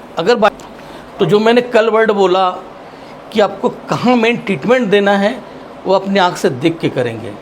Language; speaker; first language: Hindi; native; Hindi